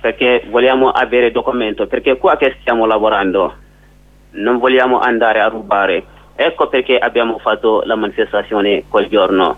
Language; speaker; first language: Italian; non-native, learner; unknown